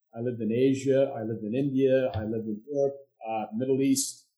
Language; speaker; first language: English; non-native, fluent; Arabic